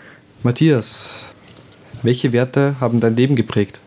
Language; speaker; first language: German; native; German